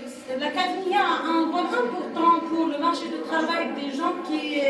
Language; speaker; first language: French; non-native, learner; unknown